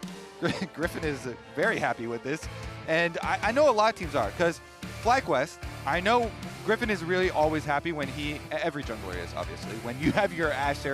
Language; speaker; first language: English; native; English